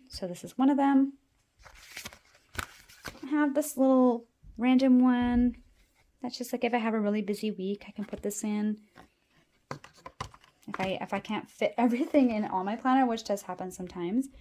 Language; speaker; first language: English; native; English